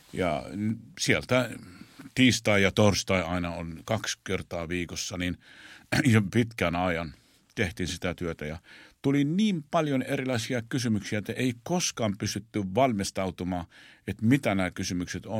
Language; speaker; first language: Finnish; non-native, fluent; Arabic